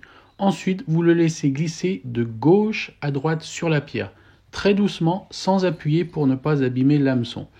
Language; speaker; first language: French; native; French